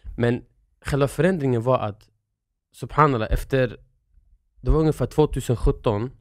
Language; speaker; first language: Swedish; early bilingual, other home language; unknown